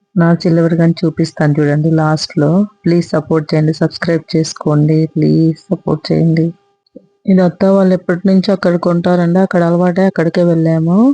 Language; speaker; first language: Telugu; native; Telugu